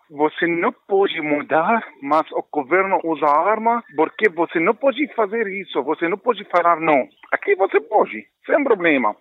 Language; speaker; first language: Portuguese; non-native, learner; Arabic